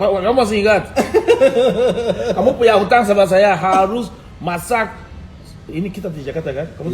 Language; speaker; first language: Indonesian; non-native, fluent; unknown